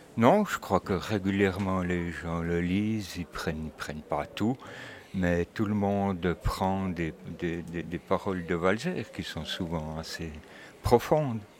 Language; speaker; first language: French; native; French